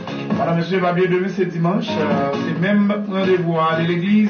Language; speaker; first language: French; native; French